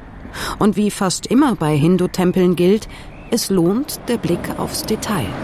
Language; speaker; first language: German; native; German